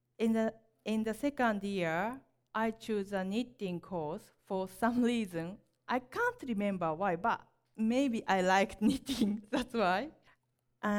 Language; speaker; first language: English; non-native, learner; Japanese